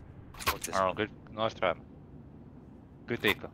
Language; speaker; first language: English; non-native, learner; Finnish